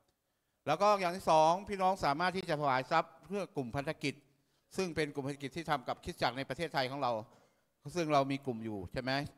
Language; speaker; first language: Thai; native; Thai